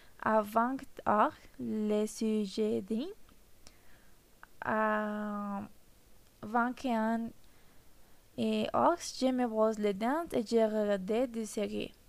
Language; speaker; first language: French; non-native, learner; Spanish